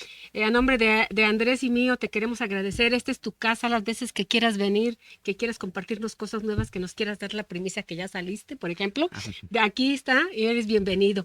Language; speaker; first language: Spanish; native; Spanish